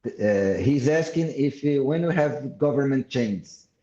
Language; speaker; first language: English; non-native, fluent; Portuguese